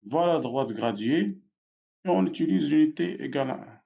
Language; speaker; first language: French; non-native, local second language; Arabic